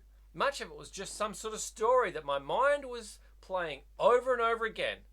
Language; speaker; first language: English; native; English